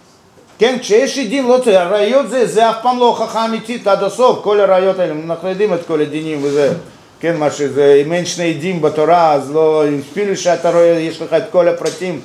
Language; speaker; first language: Hebrew; non-native, fluent; Russian